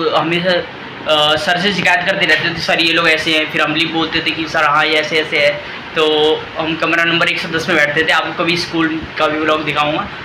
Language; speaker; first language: Hindi; native; Hindi